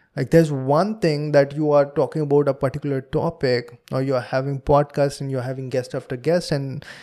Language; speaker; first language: English; non-native, local second language; Hindi